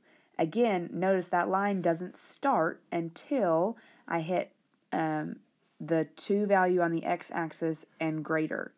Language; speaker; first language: English; native; English